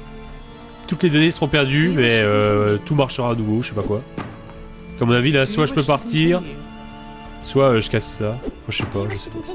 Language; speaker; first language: French; native; French